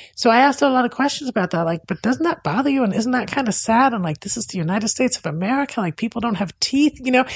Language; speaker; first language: English; non-native, fluent; Danish